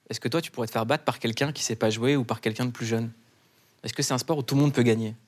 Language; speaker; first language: French; native; French